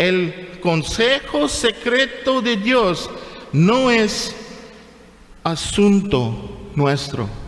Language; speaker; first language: Spanish; non-native, fluent; English